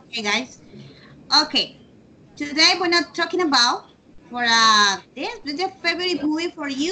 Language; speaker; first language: English; non-native, learner; Spanish